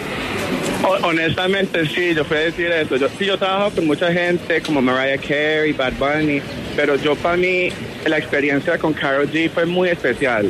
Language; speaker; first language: Spanish; early bilingual, heritage; Spanish